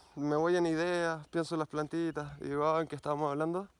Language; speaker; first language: Spanish; native; Spanish